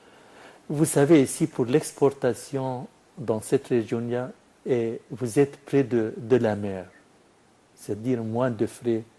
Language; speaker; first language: French; non-native, fluent; Arabic